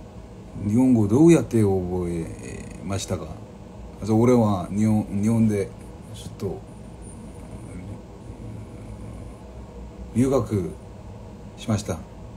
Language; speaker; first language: Japanese; non-native, learner; Korean